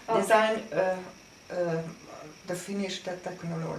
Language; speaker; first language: English; non-native, learner; Hungarian